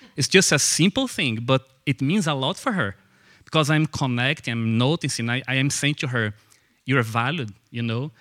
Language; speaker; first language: English; non-native, fluent; Portuguese